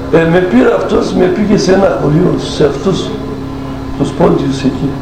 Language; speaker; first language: Greek; non-native, local second language; Turkish